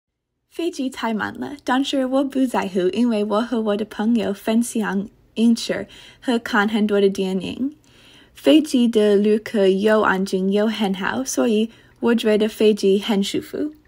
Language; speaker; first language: Chinese; non-native, learner; English